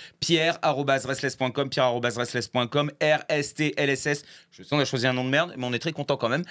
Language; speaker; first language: French; native; French